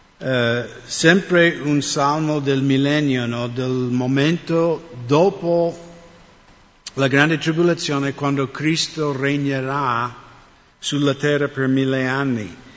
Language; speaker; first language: Italian; non-native, fluent; English